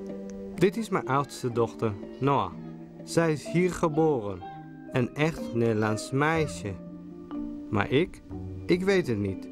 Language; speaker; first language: Dutch; non-native, fluent; Hebrew